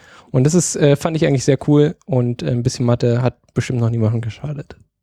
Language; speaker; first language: German; native; German